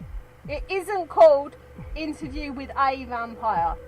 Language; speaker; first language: English; native; English